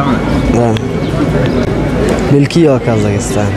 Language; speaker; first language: Turkish; non-native, learner; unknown